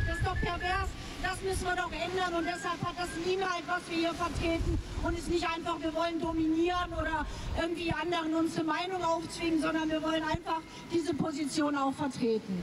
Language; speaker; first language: German; native; German